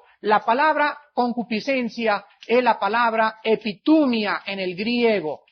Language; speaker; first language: Spanish; native; Spanish